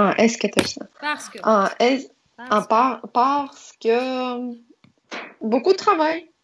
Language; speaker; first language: French; non-native, learner; Russian